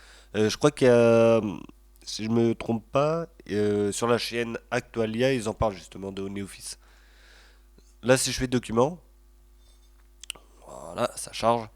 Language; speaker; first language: French; native; French